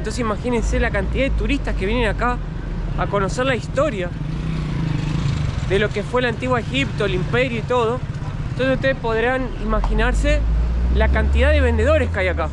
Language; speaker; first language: Spanish; native; Spanish